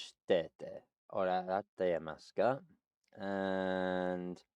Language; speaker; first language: Japanese; non-native, learner; English